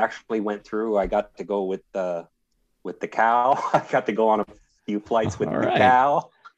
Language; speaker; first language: English; native; English